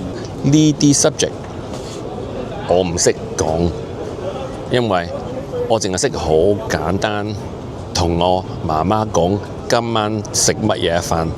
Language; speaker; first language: Cantonese; early bilingual, heritage; Cantonese